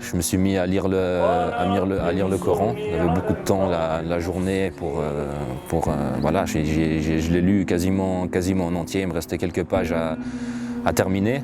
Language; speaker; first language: French; native; French